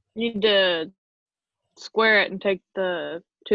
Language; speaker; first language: English; native; English